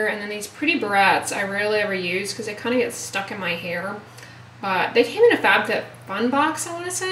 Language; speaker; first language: English; native; English